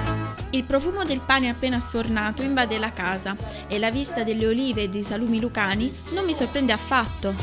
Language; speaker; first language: Italian; native; Italian